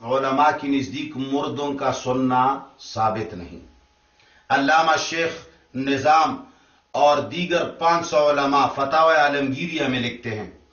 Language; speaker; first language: Urdu; non-native, local second language; Pashto